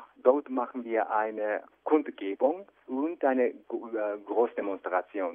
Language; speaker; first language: German; non-native, fluent; Japanese